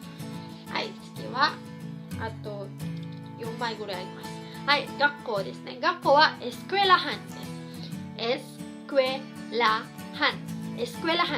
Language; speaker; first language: Japanese; non-native, fluent; Cebuano